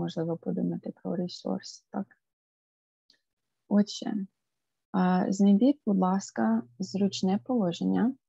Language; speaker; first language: Ukrainian; non-native, fluent; English